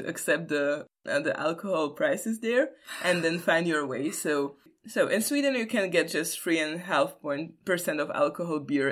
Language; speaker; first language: English; non-native, fluent; Slovak